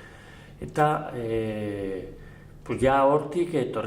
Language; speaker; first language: Basque; non-native, local second language; Spanish